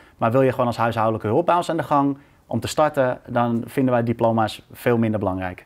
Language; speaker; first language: Dutch; native; Dutch